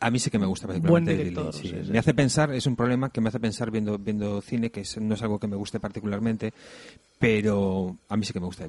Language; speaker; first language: Spanish; native; Spanish